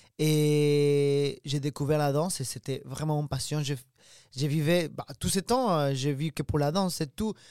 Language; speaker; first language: French; non-native, fluent; Spanish